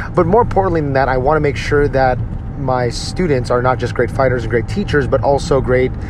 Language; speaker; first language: English; native; English